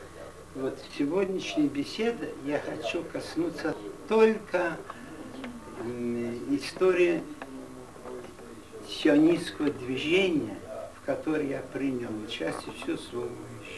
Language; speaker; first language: Russian; non-native, fluent; Yiddish